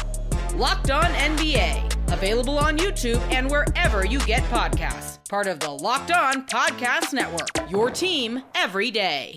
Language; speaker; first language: English; native; English